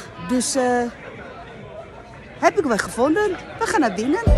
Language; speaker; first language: Dutch; non-native, fluent; Indonesian